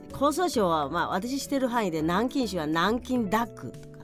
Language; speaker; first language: Japanese; non-native, fluent; Chinese